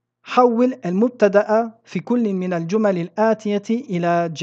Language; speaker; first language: Arabic; non-native, fluent; French